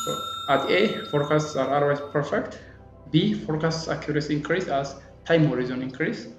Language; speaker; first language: English; non-native, local second language; Amharic